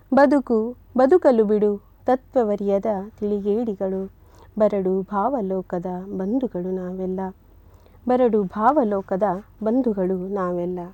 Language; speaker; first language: Kannada; native; Kannada